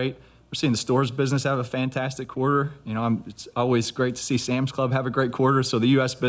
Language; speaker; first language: English; native; English